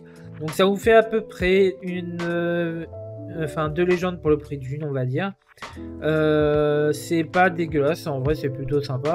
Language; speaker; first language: French; native; French